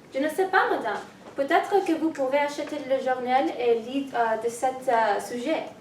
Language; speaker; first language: French; non-native, learner; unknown